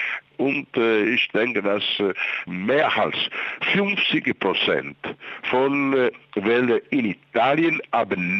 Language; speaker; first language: German; non-native, fluent; Italian